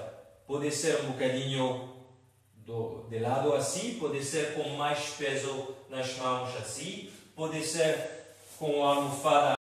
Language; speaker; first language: Portuguese; non-native, fluent; French